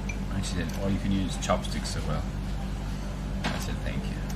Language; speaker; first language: English; native; English